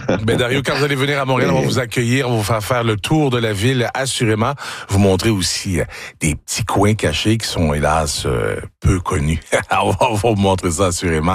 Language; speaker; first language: French; native; French